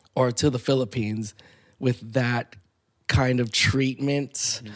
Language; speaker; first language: English; early bilingual, other home language; Filipino